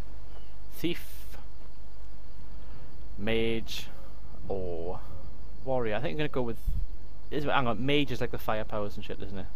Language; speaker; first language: English; native; English